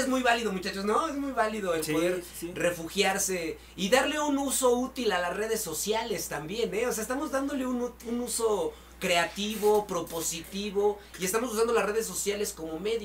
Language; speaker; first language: Spanish; native; Spanish